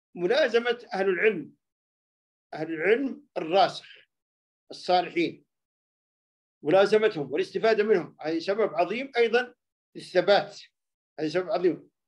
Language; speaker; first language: Arabic; native; Arabic